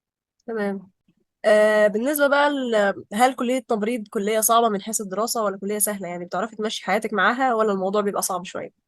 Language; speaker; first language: Arabic; native; Arabic